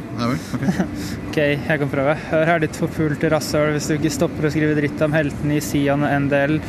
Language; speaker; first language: Norwegian; native; Norwegian